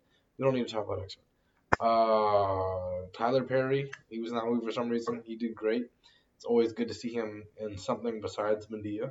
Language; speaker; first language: English; native; English